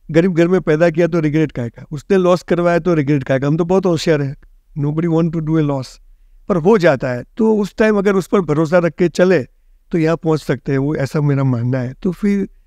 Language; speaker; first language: Hindi; non-native, local second language; Gujarati